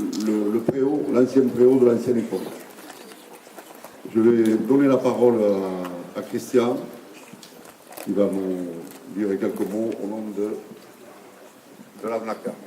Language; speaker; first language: French; native; French